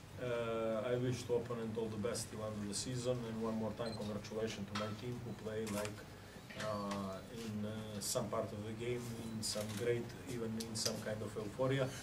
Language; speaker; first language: English; non-native, fluent; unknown